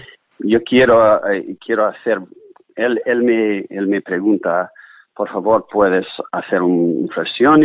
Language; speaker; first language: Spanish; non-native, learner; English